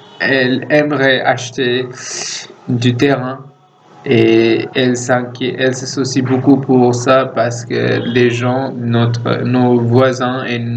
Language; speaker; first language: French; non-native, fluent; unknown